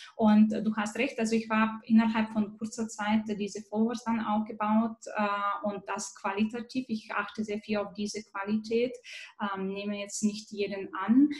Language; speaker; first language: German; non-native, fluent; Bulgarian